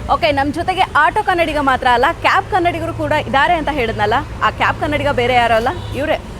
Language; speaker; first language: Kannada; native; Kannada